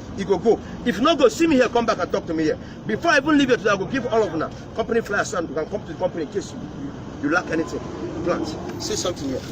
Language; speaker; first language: Nigerian Pidgin; non-native, local second language; Yoruba